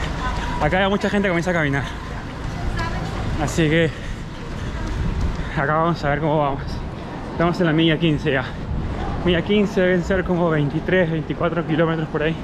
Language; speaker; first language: Spanish; native; Spanish